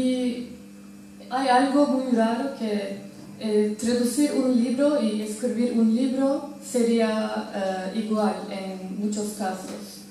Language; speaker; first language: Spanish; non-native, fluent; Turkish